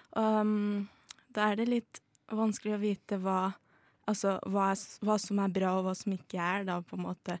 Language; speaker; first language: Norwegian; early bilingual, other home language; Azerbaijani